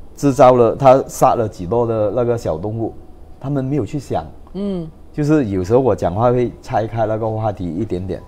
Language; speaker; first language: Chinese; non-native, local second language; Cantonese